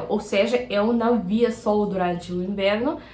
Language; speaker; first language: Portuguese; non-native, fluent; Russian